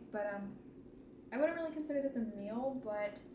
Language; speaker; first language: English; native; English